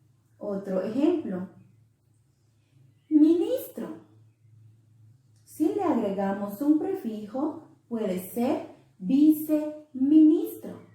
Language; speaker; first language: Spanish; non-native, local second language; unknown